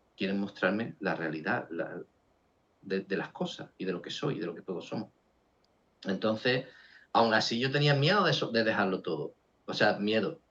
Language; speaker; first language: Spanish; native; Spanish